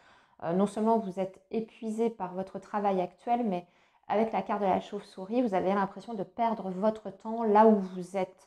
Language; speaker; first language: French; native; French